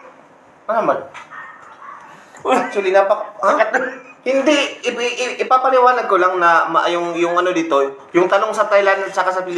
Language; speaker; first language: Filipino; non-native, local second language; Hiligaynon